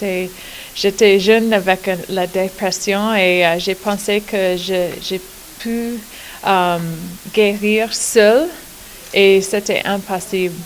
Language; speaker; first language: French; non-native, learner; English